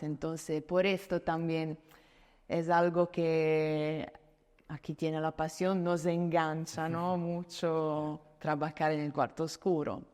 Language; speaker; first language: Spanish; non-native, fluent; Italian